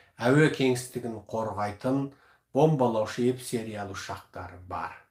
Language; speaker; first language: Kazakh; early bilingual, heritage; Kazakh